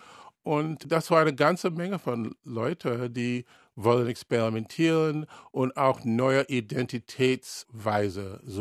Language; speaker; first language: German; non-native, learner; English